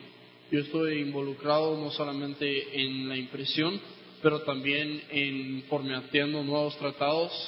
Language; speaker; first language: Spanish; non-native, local second language; English